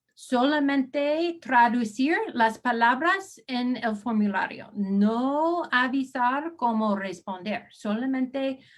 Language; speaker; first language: Spanish; non-native, learner; English